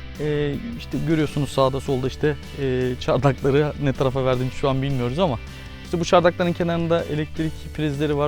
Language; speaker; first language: Turkish; native; Turkish